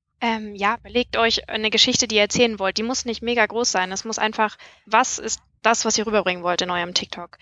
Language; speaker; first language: German; native; German